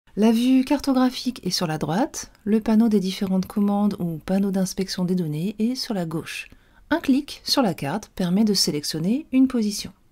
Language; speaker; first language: French; native; French